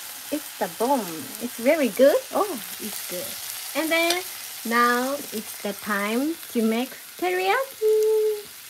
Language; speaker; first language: English; non-native, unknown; Japanese